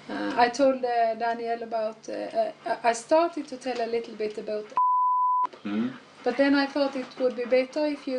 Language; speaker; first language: English; non-native, fluent; Swedish